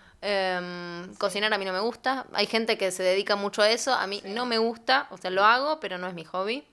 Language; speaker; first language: Spanish; native; Spanish